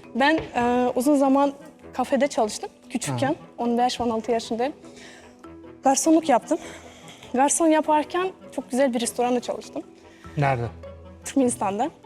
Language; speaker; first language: Turkish; non-native, fluent; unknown